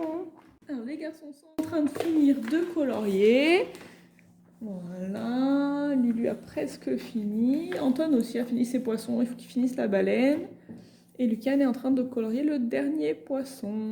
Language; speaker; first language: French; native; French